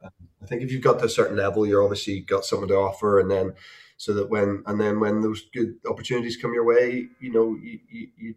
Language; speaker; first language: English; native; English